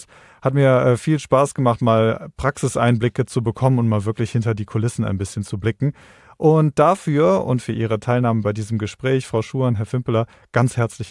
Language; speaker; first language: German; native; German